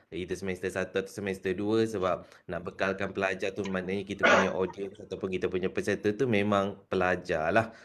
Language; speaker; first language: Malay; native; Malay